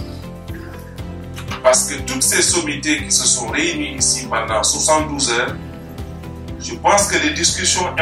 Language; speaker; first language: French; non-native, local second language; Wolof